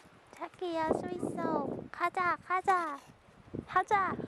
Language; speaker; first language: Korean; non-native, learner; Filipino